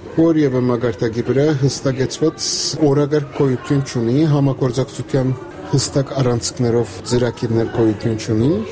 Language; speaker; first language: Armenian; native; Armenian